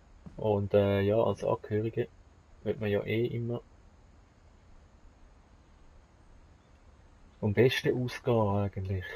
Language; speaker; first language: German; native; German